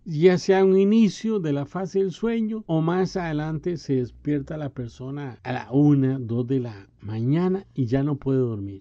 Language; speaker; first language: Spanish; native; Spanish